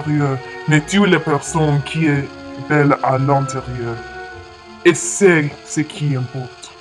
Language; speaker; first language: French; non-native, learner; English